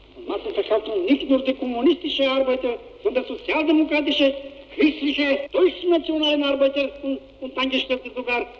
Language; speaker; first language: German; non-native, fluent; Bulgarian